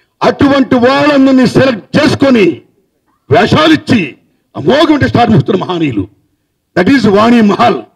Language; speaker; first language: Telugu; native; Telugu